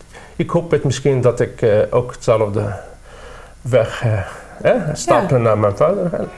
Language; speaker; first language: Dutch; non-native, learner; Arabic